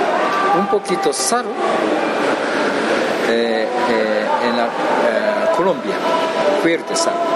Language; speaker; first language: Spanish; non-native, learner; Japanese